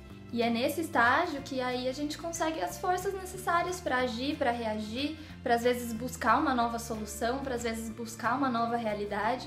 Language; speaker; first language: Portuguese; native; Portuguese